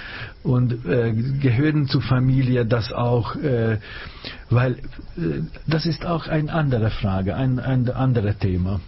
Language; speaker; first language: German; non-native, fluent; Hungarian